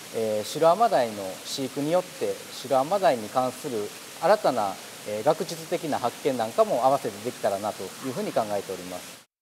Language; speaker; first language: Japanese; native; Japanese